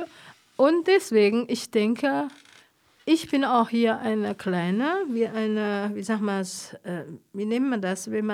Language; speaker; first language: German; non-native, fluent; Chinese